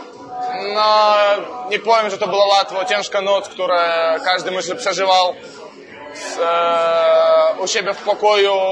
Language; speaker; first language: Polish; non-native, fluent; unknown